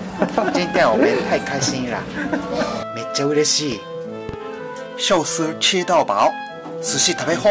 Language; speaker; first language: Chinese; non-native, learner; Japanese